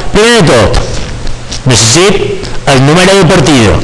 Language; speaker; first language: Spanish; non-native, local second language; Catalan